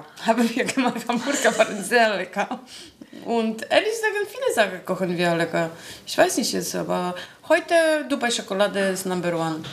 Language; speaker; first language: German; non-native, learner; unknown